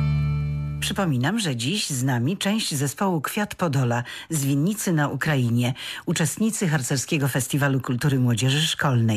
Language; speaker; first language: Polish; native; Polish